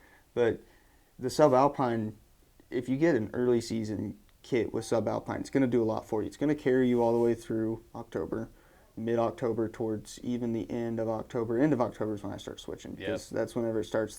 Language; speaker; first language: English; native; English